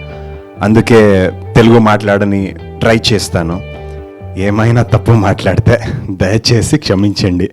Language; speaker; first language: Telugu; non-native, learner; Kannada